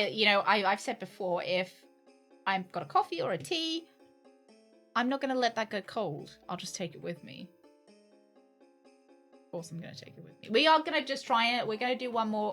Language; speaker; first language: English; native; English